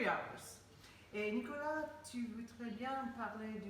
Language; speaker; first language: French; non-native, learner; English